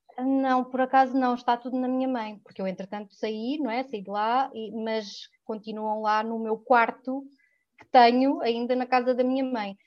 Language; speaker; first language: Portuguese; early bilingual, other home language; French